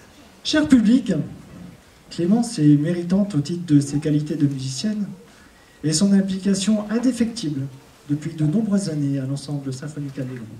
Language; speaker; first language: French; native; French